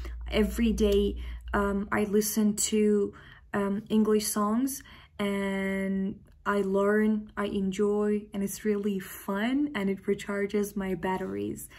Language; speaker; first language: English; non-native, fluent; Persian